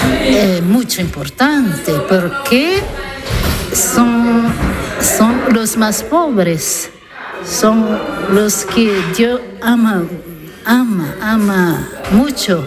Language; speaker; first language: Spanish; non-native, learner; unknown